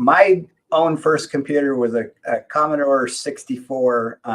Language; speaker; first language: English; native; English